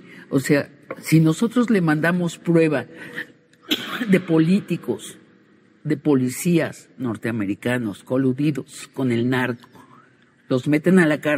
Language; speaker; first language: Spanish; native; Spanish